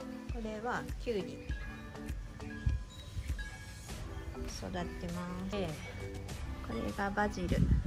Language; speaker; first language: Japanese; native; Japanese